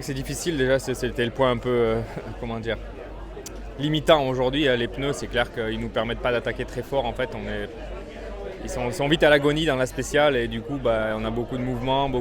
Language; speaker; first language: French; native; French